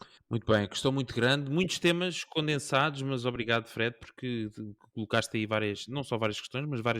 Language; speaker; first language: Portuguese; native; Portuguese